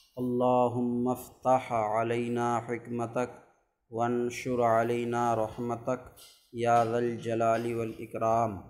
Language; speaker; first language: Urdu; native; Urdu